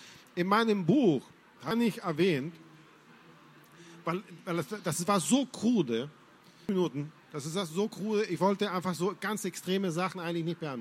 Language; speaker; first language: German; non-native, fluent; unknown